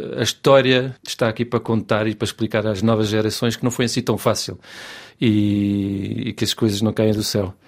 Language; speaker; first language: Portuguese; native; Portuguese